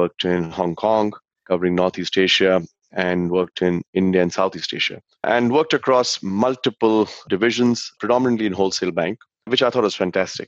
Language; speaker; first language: English; non-native, local second language; Hindi